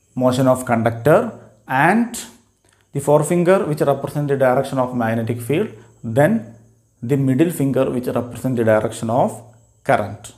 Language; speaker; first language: English; non-native, local second language; Malayalam